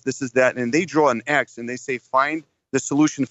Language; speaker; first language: English; non-native, fluent; Russian